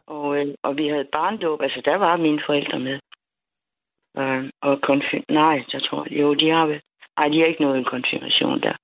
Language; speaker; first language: Danish; native; Danish